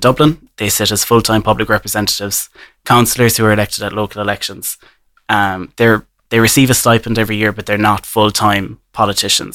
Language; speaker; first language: English; native; English